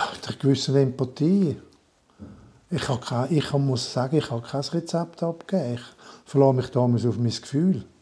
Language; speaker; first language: German; non-native, local second language; French